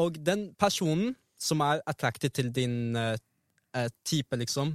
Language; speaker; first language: Norwegian; early bilingual, other home language; Arabic